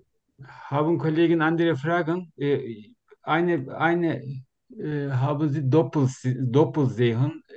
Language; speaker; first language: German; non-native, learner; Turkish